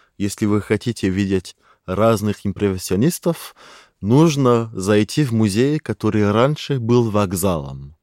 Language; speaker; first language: Russian; non-native, fluent; French